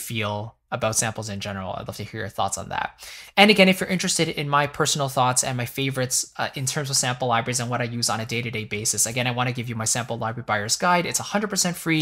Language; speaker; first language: English; native; English